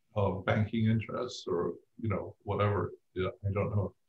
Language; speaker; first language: English; native; English